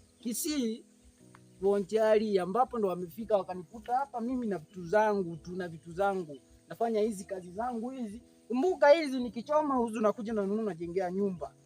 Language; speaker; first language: Swahili; native; Swahili